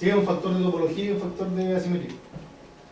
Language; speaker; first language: Spanish; native; Spanish